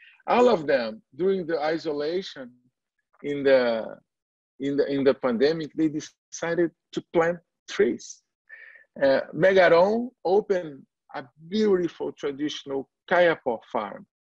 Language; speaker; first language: English; non-native, fluent; Portuguese